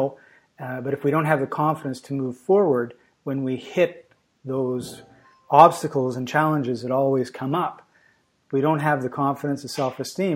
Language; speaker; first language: English; native; English